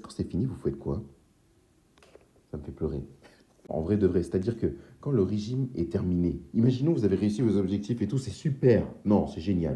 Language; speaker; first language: French; native; French